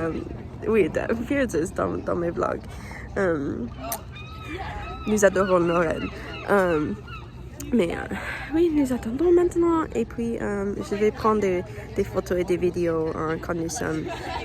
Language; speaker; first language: French; non-native, learner; English